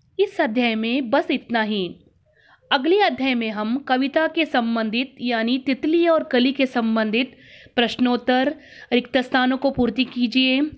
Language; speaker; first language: Hindi; non-native, local second language; Kannada